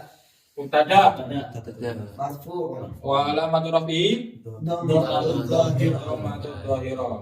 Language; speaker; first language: Arabic; non-native, fluent; Indonesian